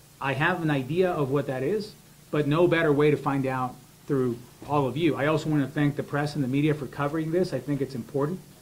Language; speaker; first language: English; early bilingual, other home language; Spanish